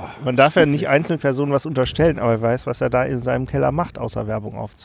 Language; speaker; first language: German; native; German